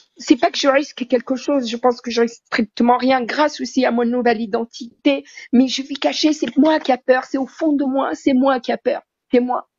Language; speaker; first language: French; early bilingual, other home language; Riffian